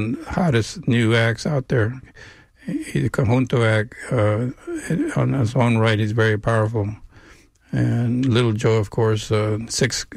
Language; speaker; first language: English; non-native, local second language; Spanish